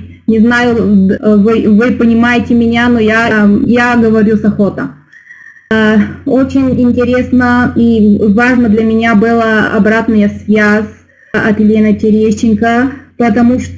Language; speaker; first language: Russian; non-native, learner; Bulgarian